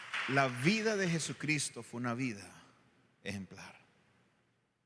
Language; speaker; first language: Spanish; native; Spanish